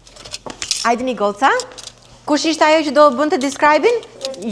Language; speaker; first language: Albanian; native; Albanian